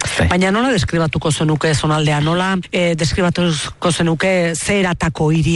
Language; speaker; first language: Basque; native; Basque